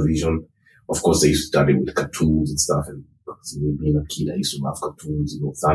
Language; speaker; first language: English; non-native, local second language; Kikuyu